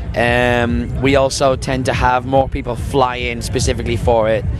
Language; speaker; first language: English; native; English